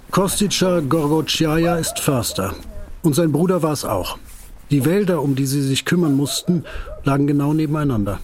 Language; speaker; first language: German; native; German